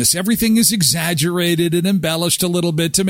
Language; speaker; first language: English; native; English